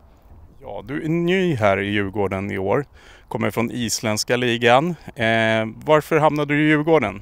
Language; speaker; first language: Swedish; native; Swedish